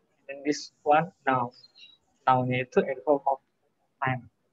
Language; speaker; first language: English; non-native, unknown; Indonesian